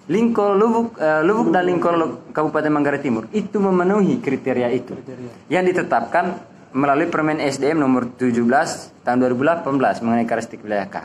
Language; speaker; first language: Indonesian; native; Indonesian